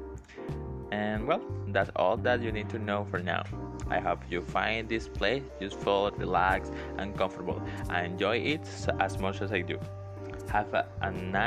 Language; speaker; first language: English; non-native, learner; Spanish